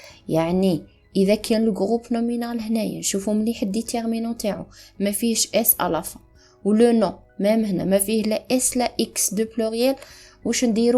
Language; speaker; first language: Arabic; native; Arabic